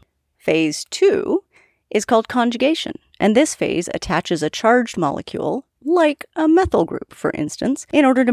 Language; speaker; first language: English; native; English